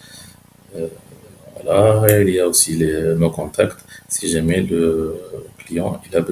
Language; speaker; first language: French; non-native, local second language; Arabic